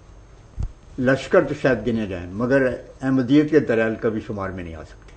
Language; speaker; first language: Urdu; native; Urdu